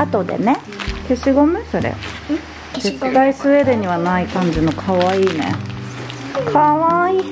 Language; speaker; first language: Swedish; non-native, learner; Japanese